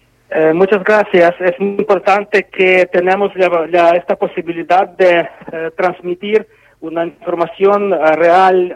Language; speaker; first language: Spanish; non-native, fluent; Ukrainian